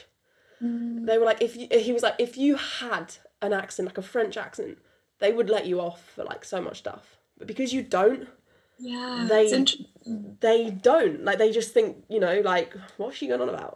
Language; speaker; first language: English; non-native, local second language; French